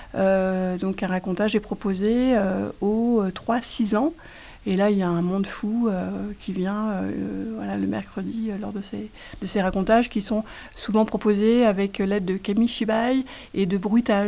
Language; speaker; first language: French; native; French